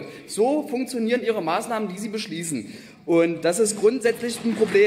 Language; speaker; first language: German; native; German